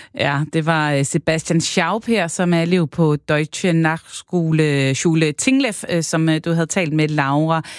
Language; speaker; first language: Danish; native; Danish